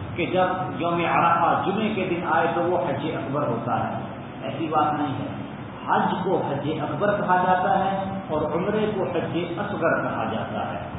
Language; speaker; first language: Urdu; non-native, local second language; Punjabi